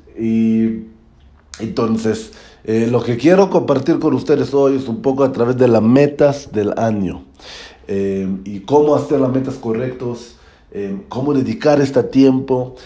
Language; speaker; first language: Spanish; non-native, learner; Hebrew